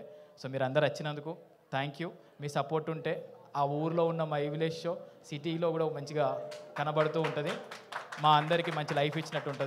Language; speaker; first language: Telugu; native; Telugu